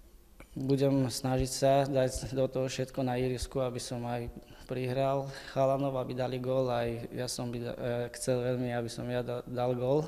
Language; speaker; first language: Slovak; non-native, learner; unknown